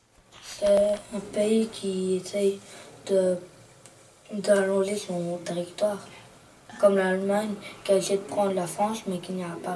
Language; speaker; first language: French; early bilingual, other home language; Chechen